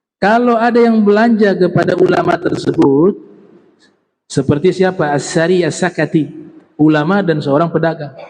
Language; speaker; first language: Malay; native; Malay